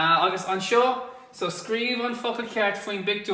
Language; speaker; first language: Irish; non-native, local second language; English